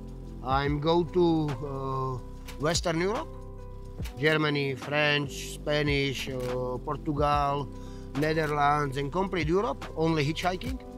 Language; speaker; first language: English; non-native, learner; Slovak